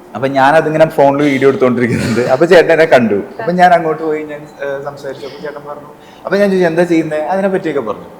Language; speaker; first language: Malayalam; native; Malayalam